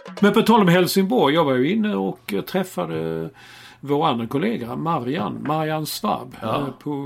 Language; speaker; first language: Swedish; native; Swedish